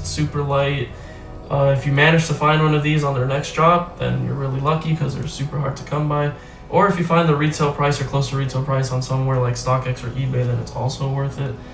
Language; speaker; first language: English; native; English